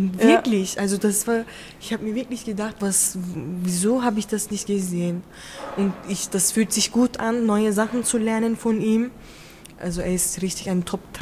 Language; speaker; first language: German; early bilingual, other home language; Turkish